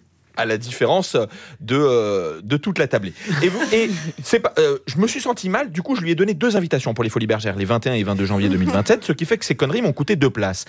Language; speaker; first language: French; native; French